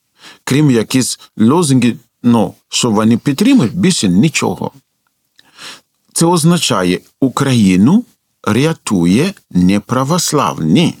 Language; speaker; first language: Ukrainian; non-native, fluent; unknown